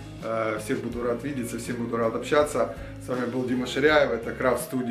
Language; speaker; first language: Russian; native; Russian